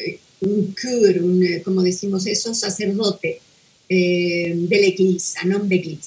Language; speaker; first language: French; non-native, fluent; Spanish